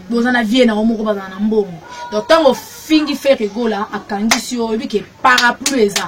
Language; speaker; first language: Lingala; native; Lingala